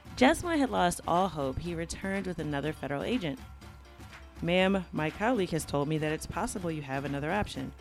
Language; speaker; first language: English; native; English